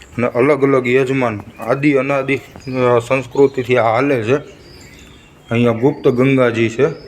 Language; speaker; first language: Gujarati; native; Gujarati